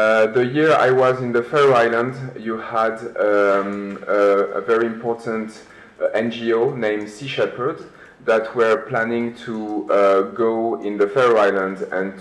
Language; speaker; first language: English; non-native, fluent; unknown